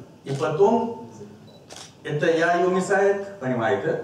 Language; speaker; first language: Russian; non-native, learner; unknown